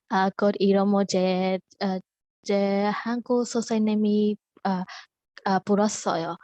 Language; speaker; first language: Korean; non-native, learner; Burmese